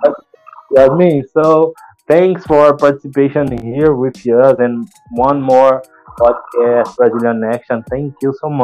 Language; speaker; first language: English; non-native, learner; Portuguese